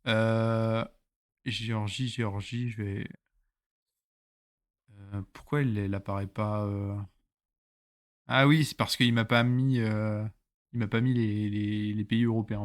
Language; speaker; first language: French; native; French